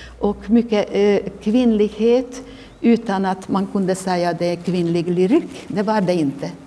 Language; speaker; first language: Swedish; non-native, fluent; Hungarian